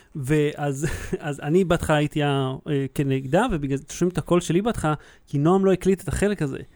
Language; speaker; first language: Hebrew; early bilingual, other home language; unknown